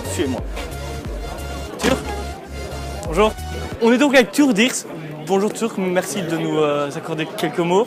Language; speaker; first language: French; native; French